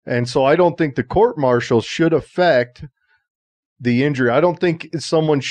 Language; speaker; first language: English; native; English